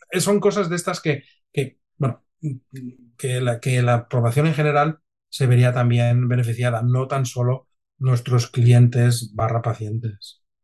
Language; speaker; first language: Spanish; non-native, local second language; Catalan